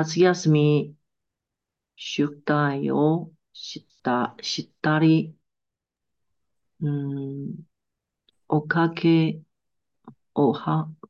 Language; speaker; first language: Japanese; non-native, learner; Chinese